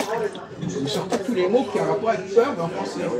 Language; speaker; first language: French; native; French